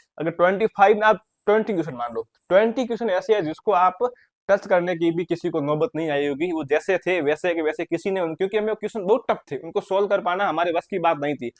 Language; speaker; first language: Hindi; native; Hindi